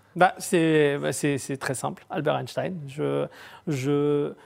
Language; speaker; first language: French; native; French